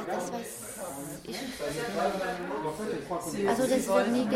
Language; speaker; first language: German; non-native, fluent; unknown